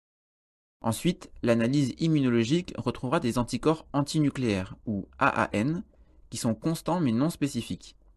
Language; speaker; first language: French; native; French